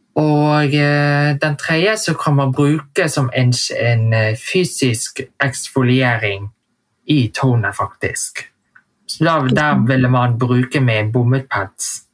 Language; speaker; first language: Norwegian; early bilingual, heritage; Vietnamese